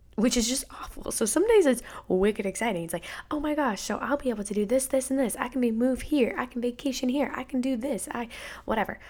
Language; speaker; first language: English; native; English